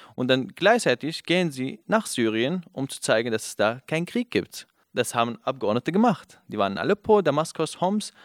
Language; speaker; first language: German; non-native, fluent; Kurdish